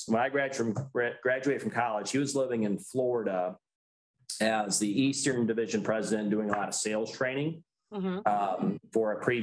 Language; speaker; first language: English; native; English